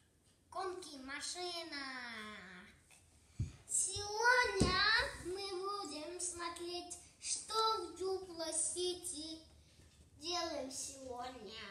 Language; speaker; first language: Russian; early bilingual, heritage; English